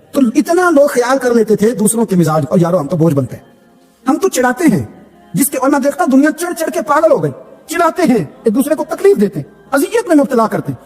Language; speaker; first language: Urdu; non-native, local second language; Punjabi